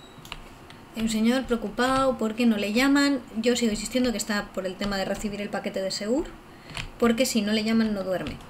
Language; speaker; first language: Spanish; native; Spanish